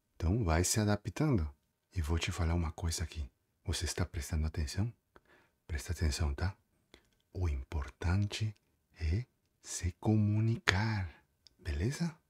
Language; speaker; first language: Portuguese; non-native, fluent; Spanish